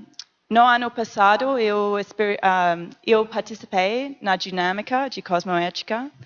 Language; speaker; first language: Portuguese; non-native, learner; English